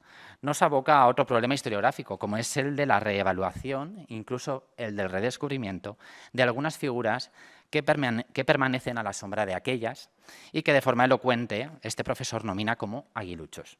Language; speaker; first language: Spanish; native; Spanish